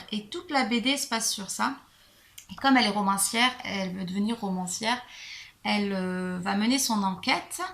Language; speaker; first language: French; native; French